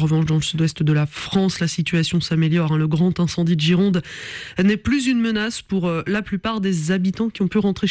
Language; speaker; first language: French; native; French